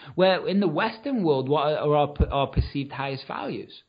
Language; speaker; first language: English; native; English